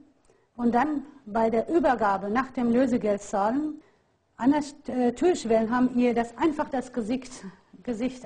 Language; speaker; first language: German; non-native, fluent; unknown